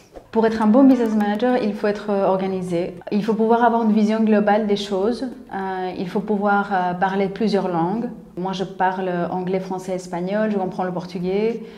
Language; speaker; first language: French; non-native, fluent; Spanish